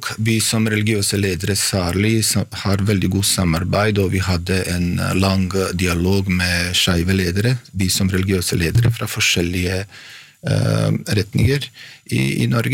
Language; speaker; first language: Norwegian; non-native, fluent; Bosnian